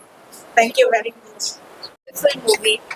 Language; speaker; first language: English; non-native, local second language; Kannada